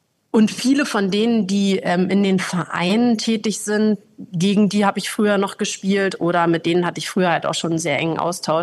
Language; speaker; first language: German; native; German